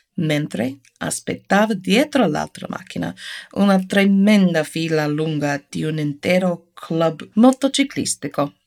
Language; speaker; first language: Italian; non-native, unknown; English